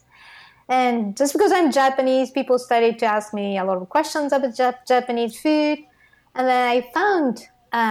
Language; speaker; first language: English; non-native, fluent; Japanese